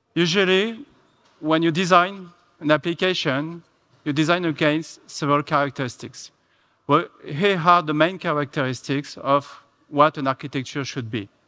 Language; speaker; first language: English; non-native, fluent; French